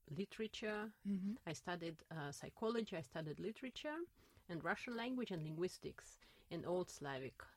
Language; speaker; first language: English; non-native, fluent; Russian